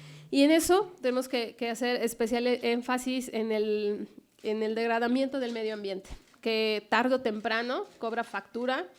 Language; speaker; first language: Spanish; native; Spanish